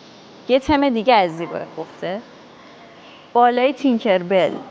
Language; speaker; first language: Persian; native; Persian